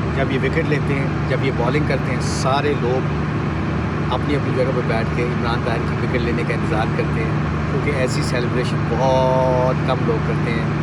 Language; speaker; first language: Urdu; non-native, local second language; Punjabi